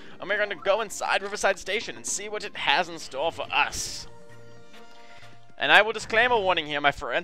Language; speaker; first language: English; native; English